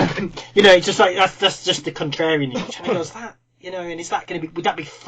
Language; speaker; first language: English; native; English